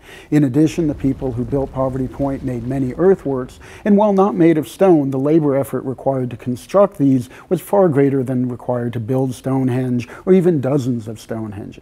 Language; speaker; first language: English; native; English